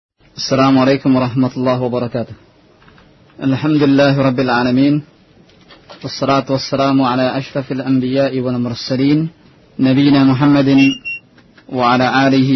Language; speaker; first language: Arabic; non-native, fluent; Indonesian